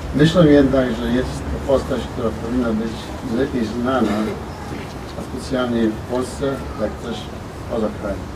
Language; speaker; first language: Polish; early bilingual, heritage; Polish